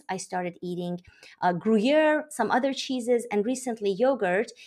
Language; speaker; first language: English; non-native, fluent; Persian